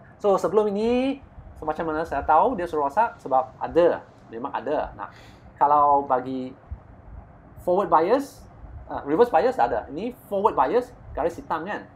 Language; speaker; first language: Malay; non-native, local second language; Chinese